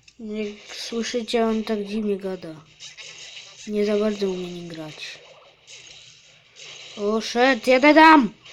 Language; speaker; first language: Polish; native; Polish